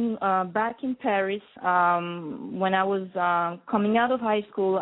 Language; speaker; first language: English; non-native, fluent; French